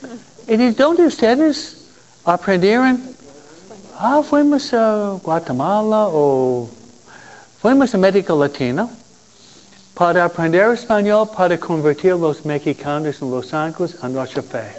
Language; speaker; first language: Spanish; non-native, fluent; English